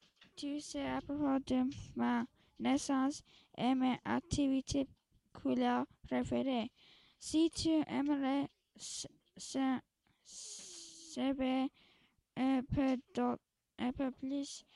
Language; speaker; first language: French; non-native, local second language; English